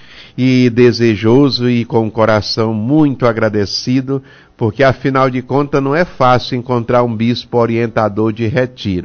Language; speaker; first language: Portuguese; native; Portuguese